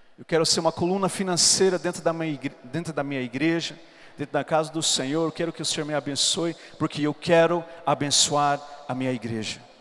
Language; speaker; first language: Portuguese; non-native, fluent; English